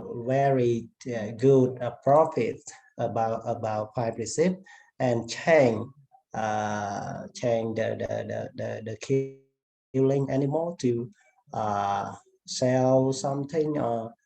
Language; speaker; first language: English; non-native, learner; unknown